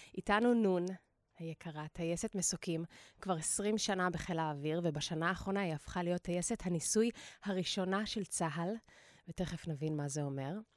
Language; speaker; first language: Hebrew; native; Hebrew